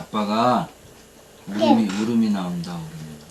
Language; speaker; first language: Korean; native; Korean